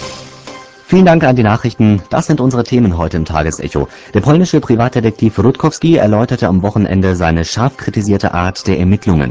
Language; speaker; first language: German; native; German